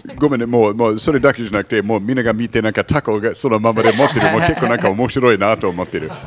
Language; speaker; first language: Japanese; non-native, fluent; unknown